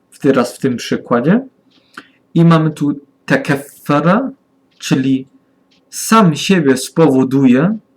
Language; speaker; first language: Polish; non-native, learner; German